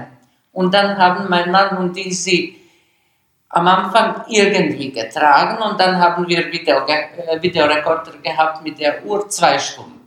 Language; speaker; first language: German; non-native, learner; Bosnian